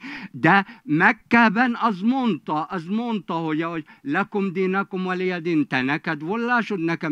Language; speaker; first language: Hungarian; non-native, fluent; Arabic